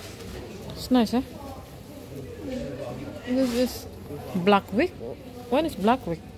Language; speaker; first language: English; non-native, learner; Indonesian